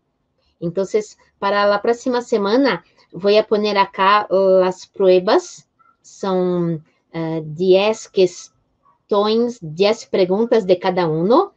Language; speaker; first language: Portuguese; non-native, fluent; Spanish